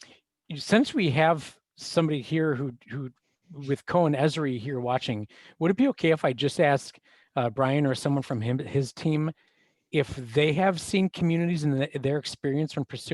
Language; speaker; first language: English; native; English